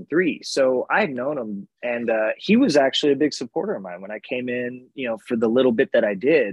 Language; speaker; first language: English; native; English